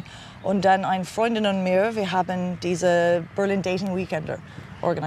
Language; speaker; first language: German; non-native, learner; English